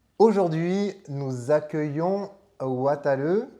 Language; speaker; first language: French; native; French